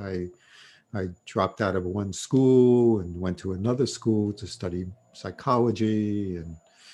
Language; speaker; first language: English; native; English